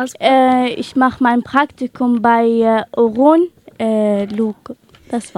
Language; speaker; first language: German; non-native, learner; Arabic